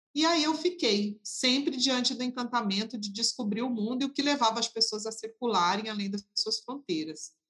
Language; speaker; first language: Portuguese; native; Portuguese